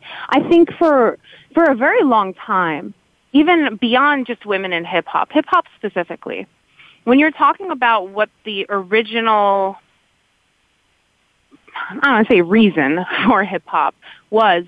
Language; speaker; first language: English; native; English